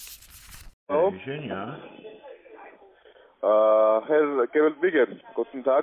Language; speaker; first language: German; non-native, learner; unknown